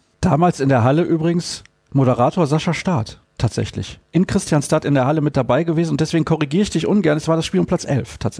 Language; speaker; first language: German; native; German